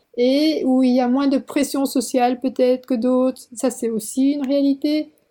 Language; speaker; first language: French; early bilingual, other home language; Korean